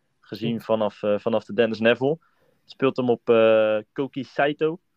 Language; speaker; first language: Dutch; native; Dutch